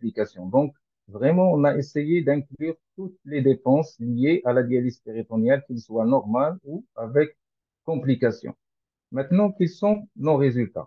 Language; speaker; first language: French; non-native, local second language; Arabic